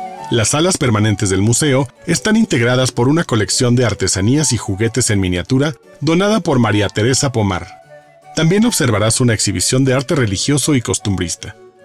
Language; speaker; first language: Spanish; native; Spanish